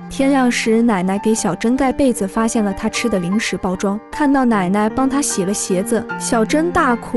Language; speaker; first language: Chinese; native; Chinese